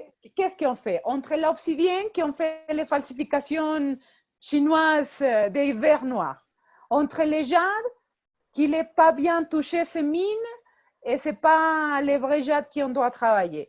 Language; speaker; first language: French; non-native, fluent; Spanish